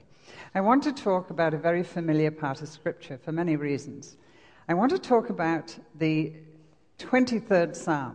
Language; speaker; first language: English; native; English